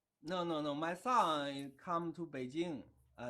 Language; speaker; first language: English; non-native, learner; Chinese